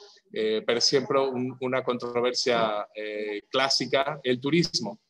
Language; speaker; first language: Italian; non-native, fluent; Spanish